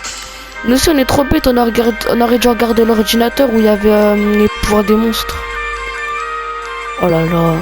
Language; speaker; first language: French; native; French